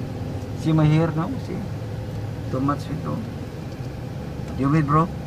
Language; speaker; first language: English; non-native, local second language; Filipino